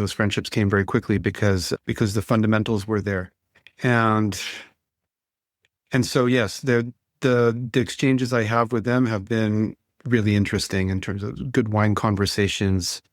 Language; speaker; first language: English; non-native, fluent; French